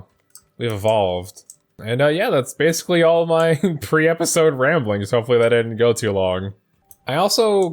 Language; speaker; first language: English; native; English